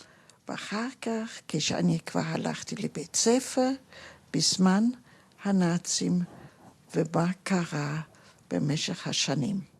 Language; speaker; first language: Hebrew; non-native, fluent; German